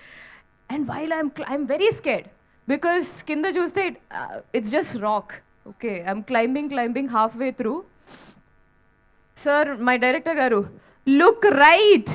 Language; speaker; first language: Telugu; non-native, learner; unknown